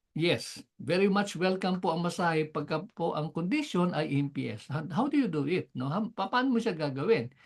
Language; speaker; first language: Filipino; non-native, local second language; Cebuano